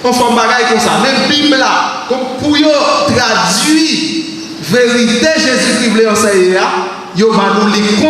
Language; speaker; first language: French; non-native, learner; Haitian Creole